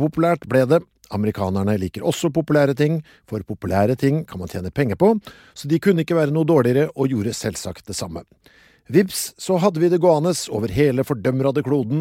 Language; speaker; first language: Norwegian; native; Norwegian